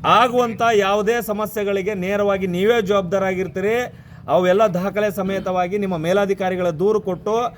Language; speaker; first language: Kannada; native; Kannada